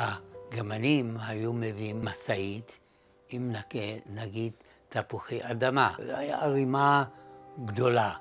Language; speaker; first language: Hebrew; non-native, fluent; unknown